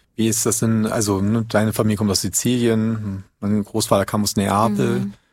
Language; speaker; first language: German; native; German